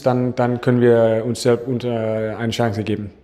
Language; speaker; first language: German; non-native, fluent; Danish